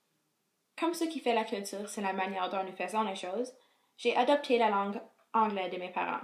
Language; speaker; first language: French; non-native, local second language; English